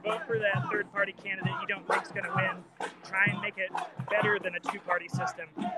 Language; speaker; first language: English; native; English